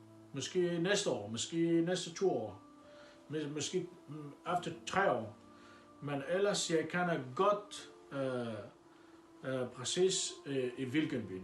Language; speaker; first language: Danish; non-native, learner; Arabic